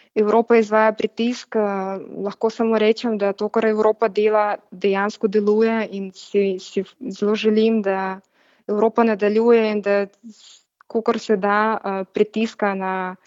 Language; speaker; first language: Slovenian; non-native, fluent; Belarusian